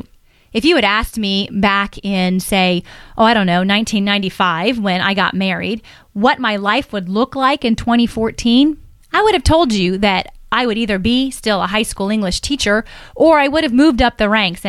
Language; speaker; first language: English; native; English